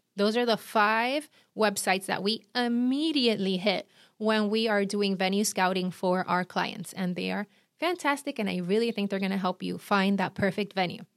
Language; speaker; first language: English; non-native, fluent; Spanish